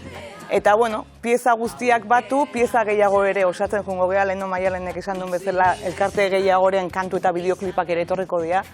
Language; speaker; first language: Basque; native; Basque